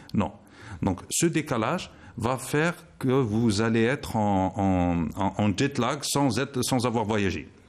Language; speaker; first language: French; non-native, local second language; Arabic